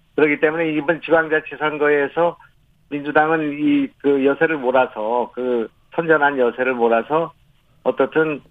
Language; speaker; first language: Korean; native; Korean